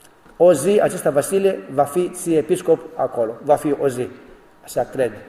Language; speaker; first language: Romanian; non-native, learner; Greek